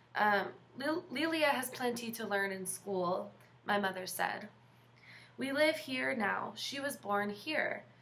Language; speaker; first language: English; native; English